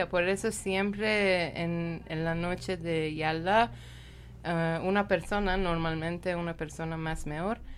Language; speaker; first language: Spanish; non-native, learner; Persian